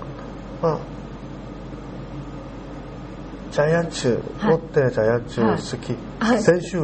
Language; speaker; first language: Japanese; non-native, learner; Korean